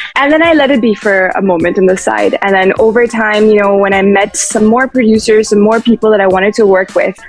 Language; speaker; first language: English; early bilingual, heritage; English